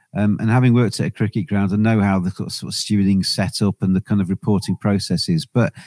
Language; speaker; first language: English; native; English